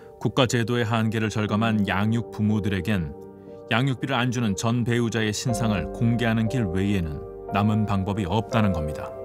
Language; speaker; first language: Korean; native; Korean